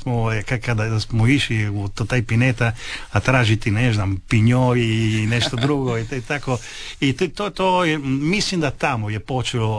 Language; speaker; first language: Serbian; early bilingual, heritage; Italian